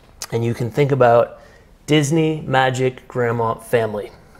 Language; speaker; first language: English; native; English